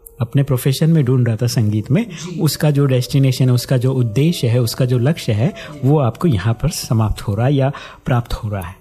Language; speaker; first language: Hindi; native; Hindi